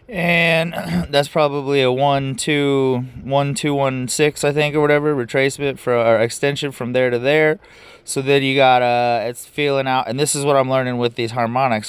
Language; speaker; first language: English; native; English